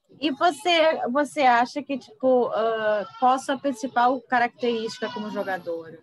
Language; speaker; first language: Portuguese; native; Portuguese